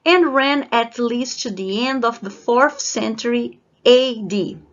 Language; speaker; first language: English; non-native, fluent; Portuguese